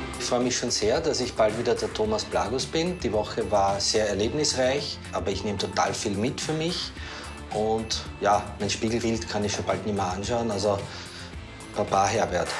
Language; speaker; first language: German; native; German